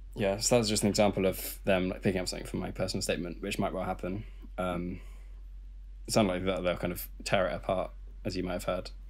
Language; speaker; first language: English; native; English